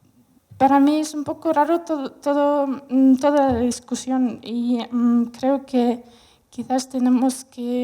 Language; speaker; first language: Spanish; non-native, fluent; Russian